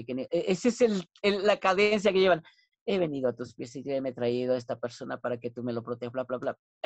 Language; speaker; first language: Spanish; non-native, local second language; Nahuatl languages